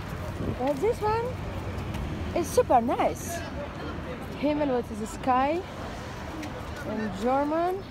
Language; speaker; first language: English; non-native, learner; Russian